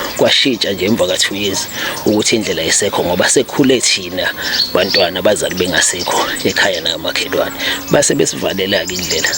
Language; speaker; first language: Zulu; native; Zulu